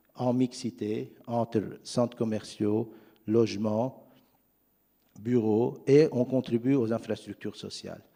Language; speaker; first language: French; non-native, fluent; Arabic